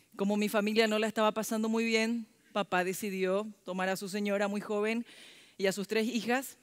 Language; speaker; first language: Spanish; early bilingual, other home language; Korean